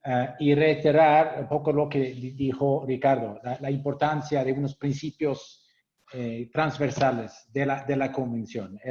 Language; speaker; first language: Spanish; non-native, fluent; English